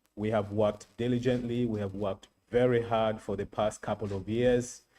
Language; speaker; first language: English; non-native, local second language; Swahili